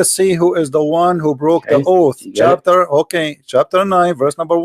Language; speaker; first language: English; non-native, local second language; Arabic